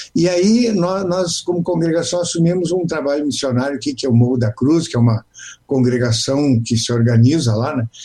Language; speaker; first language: Portuguese; native; Portuguese